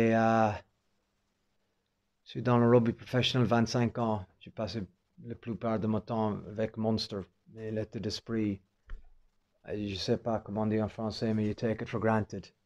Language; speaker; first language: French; non-native, fluent; English